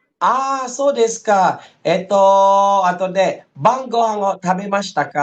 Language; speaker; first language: Japanese; non-native, fluent; Malay